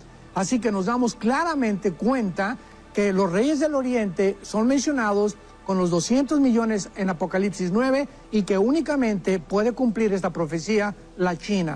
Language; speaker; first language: Spanish; native; Spanish